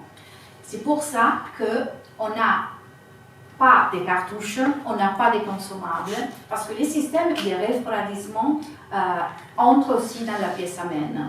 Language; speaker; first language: French; non-native, fluent; Italian